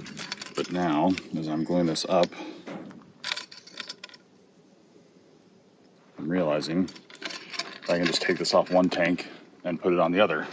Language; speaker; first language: English; native; English